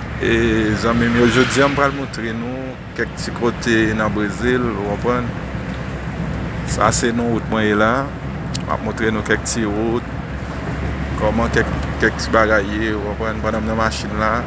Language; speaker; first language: French; non-native, learner; Haitian Creole